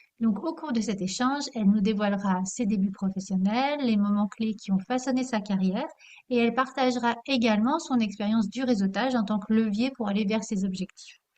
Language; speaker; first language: French; native; French